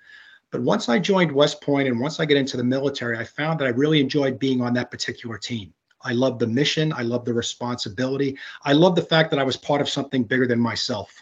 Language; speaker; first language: English; native; English